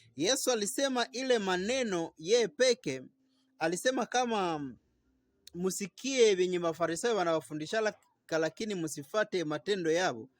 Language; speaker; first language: Swahili; native; Swahili